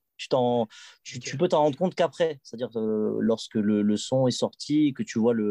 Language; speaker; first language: French; native; French